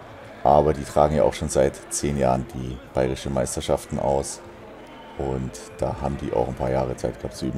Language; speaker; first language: German; native; German